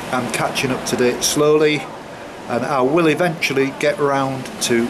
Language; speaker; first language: English; native; English